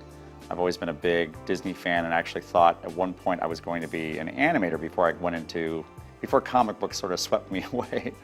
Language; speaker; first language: English; native; English